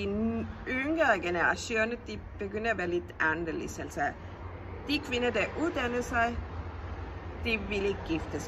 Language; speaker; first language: Danish; non-native, fluent; Spanish